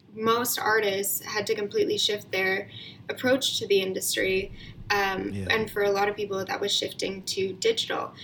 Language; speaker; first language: English; native; English